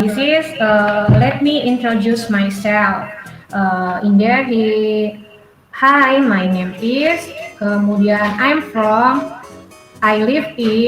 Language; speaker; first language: English; non-native, learner; Indonesian